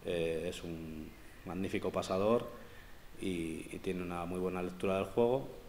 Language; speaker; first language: Spanish; native; Spanish